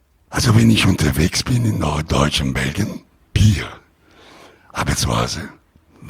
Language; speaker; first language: German; non-native, learner; Italian